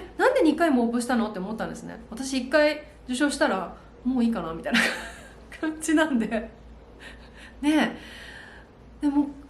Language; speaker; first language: Japanese; native; Japanese